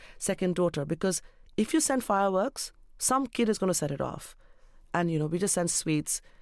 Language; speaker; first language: English; non-native, local second language; Urdu